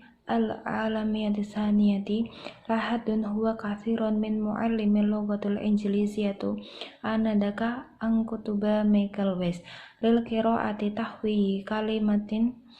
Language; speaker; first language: Arabic; non-native, learner; Indonesian